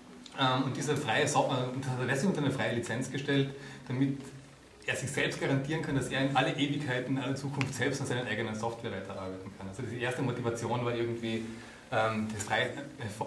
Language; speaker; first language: German; native; German